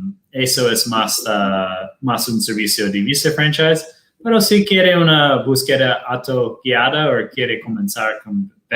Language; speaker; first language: Spanish; non-native, fluent; Portuguese